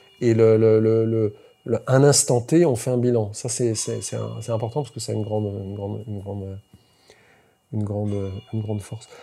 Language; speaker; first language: French; native; French